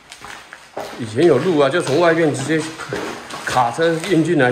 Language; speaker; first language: Chinese; native; Chinese